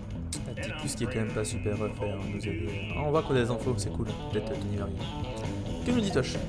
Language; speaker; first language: French; native; French